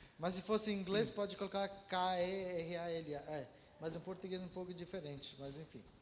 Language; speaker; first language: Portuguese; non-native, fluent; Malayalam